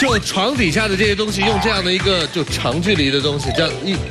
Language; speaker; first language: Chinese; native; Chinese